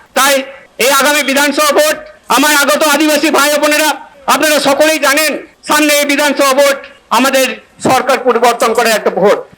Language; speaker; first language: Bangla; non-native, local second language; Santali